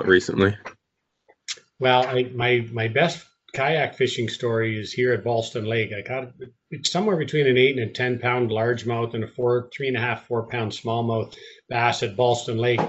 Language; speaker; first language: English; native; English